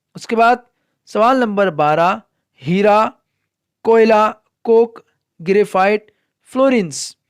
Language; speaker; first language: Urdu; native; Urdu